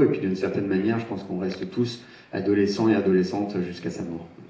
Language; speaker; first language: French; native; French